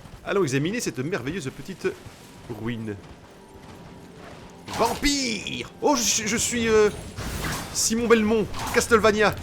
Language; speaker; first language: French; native; French